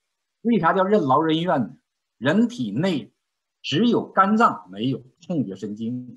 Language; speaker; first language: Chinese; native; Chinese